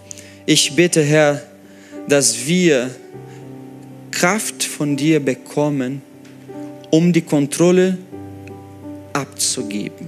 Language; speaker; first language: German; non-native, fluent; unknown